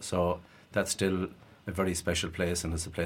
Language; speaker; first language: English; native; English